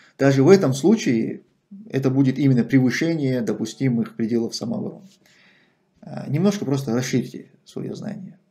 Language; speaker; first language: Russian; non-native, local second language; Chechen